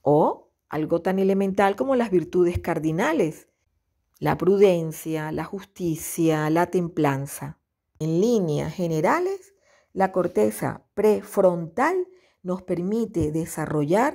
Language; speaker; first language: Spanish; native; Spanish